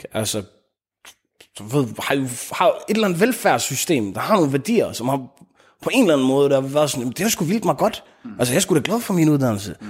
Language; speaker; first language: Danish; early bilingual, other home language; Arabic